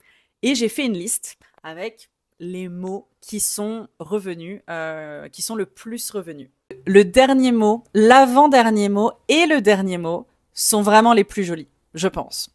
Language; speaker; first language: French; native; French